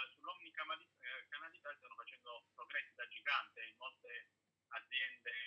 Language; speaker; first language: Italian; native; Italian